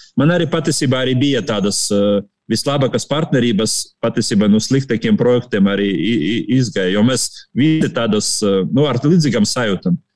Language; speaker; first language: Latvian; non-native, local second language; Russian